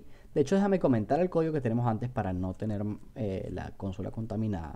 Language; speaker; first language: Spanish; native; Spanish